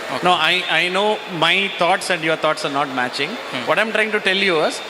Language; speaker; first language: English; non-native, local second language; Kannada